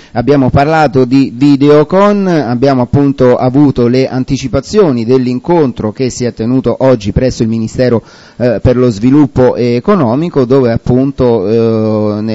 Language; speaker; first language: Italian; native; Italian